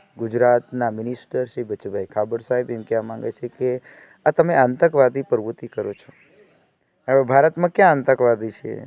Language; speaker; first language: Gujarati; non-native, local second language; Bhili